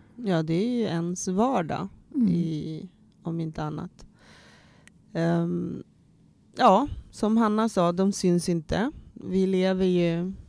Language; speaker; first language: Swedish; early bilingual, other home language; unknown